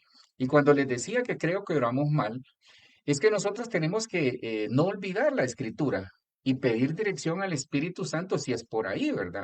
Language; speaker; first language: Spanish; native; Spanish